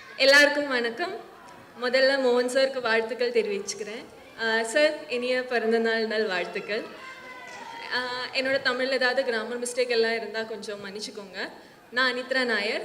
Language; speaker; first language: Tamil; non-native, fluent; Malayalam